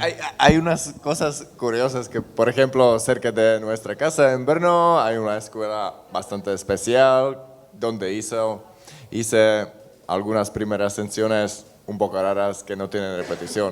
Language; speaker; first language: Spanish; non-native, fluent; Czech